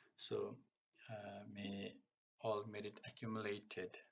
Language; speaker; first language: English; non-native, local second language; Sinhala